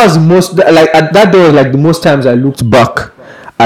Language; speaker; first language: English; non-native, local second language; Yoruba